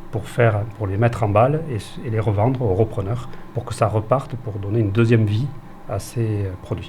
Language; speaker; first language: French; native; French